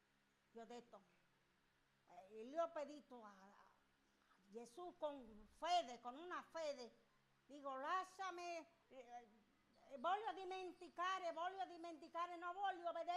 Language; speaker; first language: Italian; non-native, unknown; Spanish